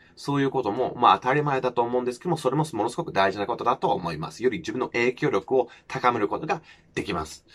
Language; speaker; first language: Japanese; non-native, fluent; English